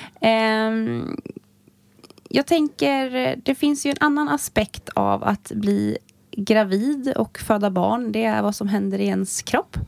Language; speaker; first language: Swedish; native; Swedish